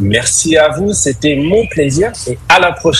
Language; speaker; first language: French; non-native, fluent; English